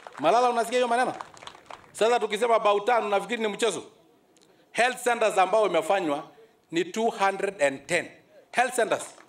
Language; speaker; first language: Swahili; non-native, local second language; Masai